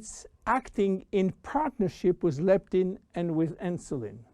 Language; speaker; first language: English; non-native, fluent; French